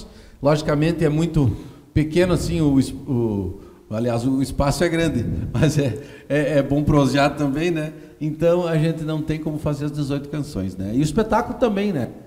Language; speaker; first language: Portuguese; native; Portuguese